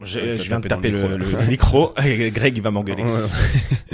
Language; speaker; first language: French; native; French